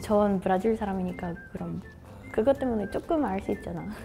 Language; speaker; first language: Korean; non-native, learner; Portuguese